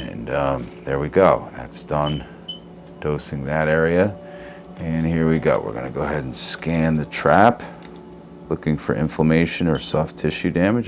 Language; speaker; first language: English; native; English